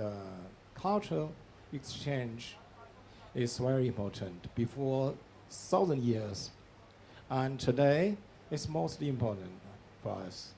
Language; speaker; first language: English; non-native, learner; Chinese